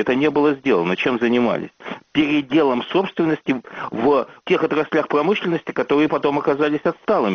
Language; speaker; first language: Russian; native; Russian